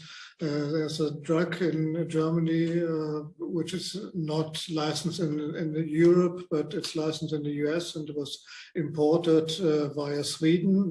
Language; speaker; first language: English; non-native, fluent; German